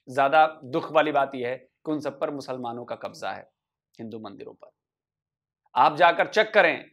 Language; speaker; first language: Hindi; native; Hindi